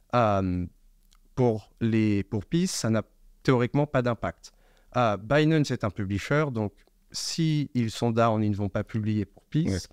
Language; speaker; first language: French; native; French